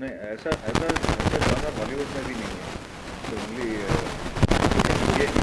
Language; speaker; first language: Hindi; non-native, local second language; Tamil